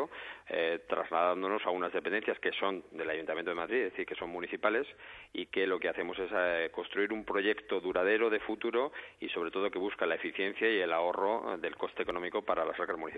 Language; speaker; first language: Spanish; native; Spanish